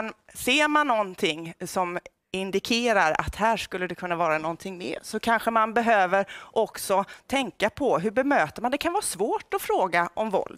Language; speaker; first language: Swedish; native; Swedish